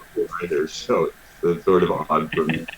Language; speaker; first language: English; native; English